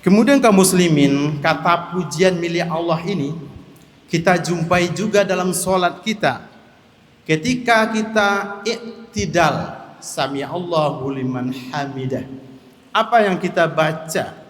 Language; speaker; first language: Indonesian; native; Indonesian